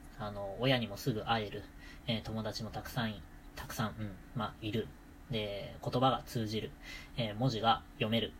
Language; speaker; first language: Japanese; native; Japanese